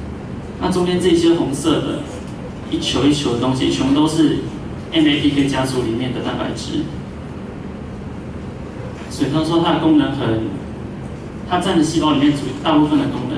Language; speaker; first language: Chinese; native; Chinese